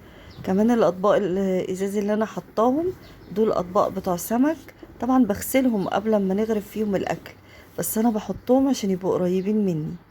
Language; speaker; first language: Arabic; native; Arabic